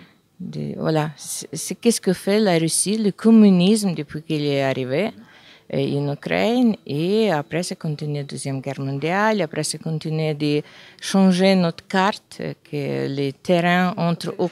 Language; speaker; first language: French; non-native, fluent; Ukrainian